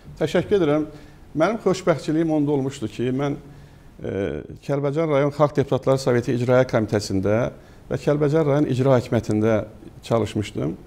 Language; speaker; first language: Azerbaijani; native; Azerbaijani